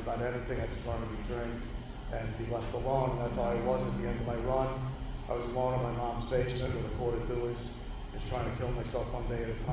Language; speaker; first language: English; native; English